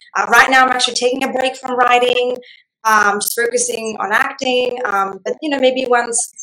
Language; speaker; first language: English; non-native, local second language; Gujarati